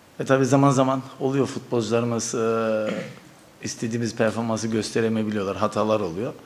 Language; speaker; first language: Turkish; early bilingual, heritage; Turkish